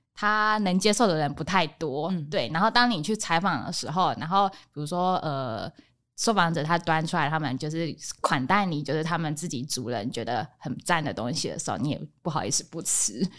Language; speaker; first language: Chinese; native; Chinese